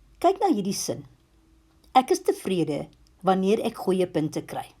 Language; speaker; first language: Afrikaans; non-native, local second language; English